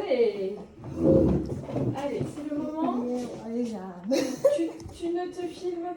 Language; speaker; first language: French; native; French